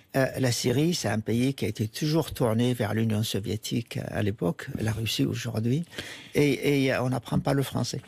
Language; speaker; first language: French; non-native, fluent; Arabic